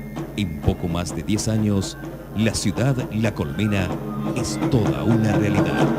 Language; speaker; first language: Spanish; native; Spanish